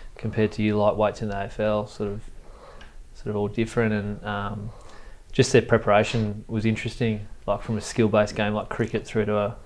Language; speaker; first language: English; native; English